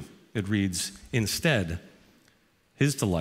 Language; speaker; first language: English; native; English